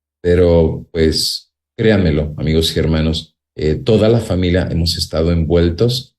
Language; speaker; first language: Spanish; native; Spanish